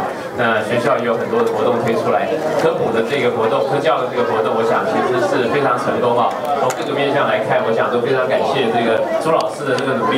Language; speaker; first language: Chinese; native; Chinese